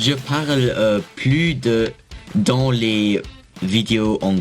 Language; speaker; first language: French; non-native, learner; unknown